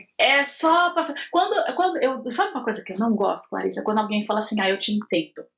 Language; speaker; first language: Portuguese; native; Portuguese